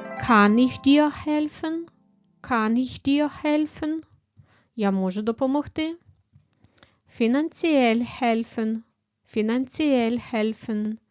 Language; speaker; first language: German; non-native, fluent; Ukrainian